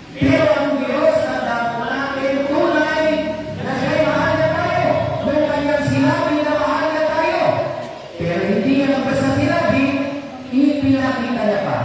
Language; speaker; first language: Filipino; non-native, local second language; Iloko